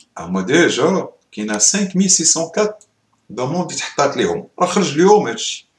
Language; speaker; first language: French; non-native, local second language; Arabic